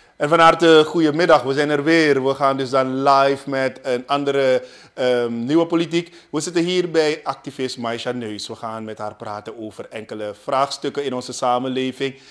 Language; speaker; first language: Dutch; native; Dutch